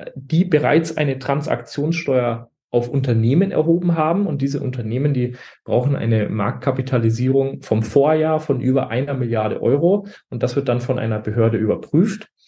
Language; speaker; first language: German; native; German